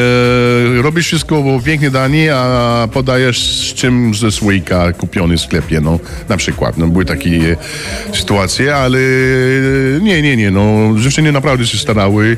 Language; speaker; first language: Polish; non-native, fluent; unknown